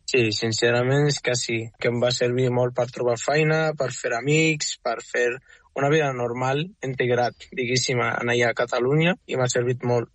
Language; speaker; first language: Catalan; non-native, fluent; Arabic